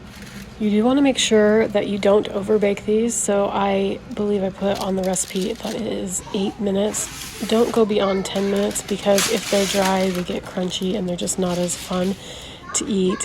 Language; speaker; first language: English; native; English